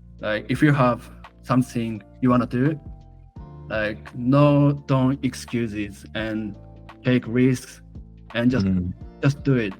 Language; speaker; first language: English; non-native, fluent; Japanese